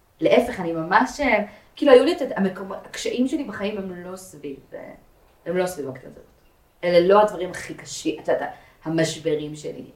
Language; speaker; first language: Hebrew; native; Hebrew